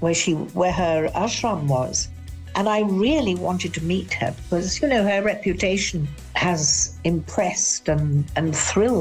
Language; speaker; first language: English; native; English